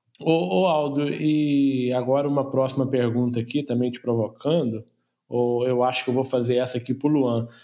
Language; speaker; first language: Portuguese; native; Portuguese